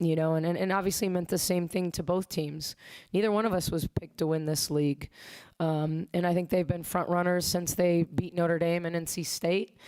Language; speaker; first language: English; native; English